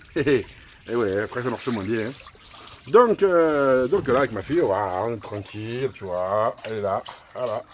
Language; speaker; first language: French; native; French